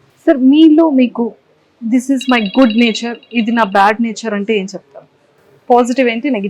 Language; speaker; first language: Telugu; native; Telugu